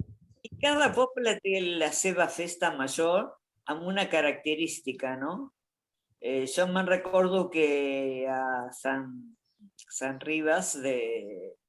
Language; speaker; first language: Catalan; non-native, fluent; Spanish